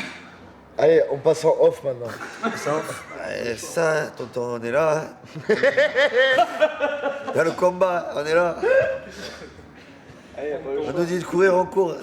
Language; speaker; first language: French; native; French